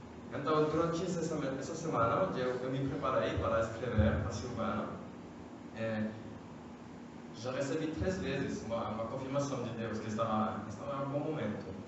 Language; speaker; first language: Portuguese; non-native, fluent; French